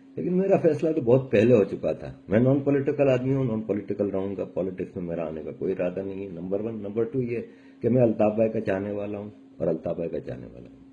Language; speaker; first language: Urdu; native; Urdu